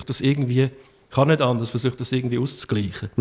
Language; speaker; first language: German; native; German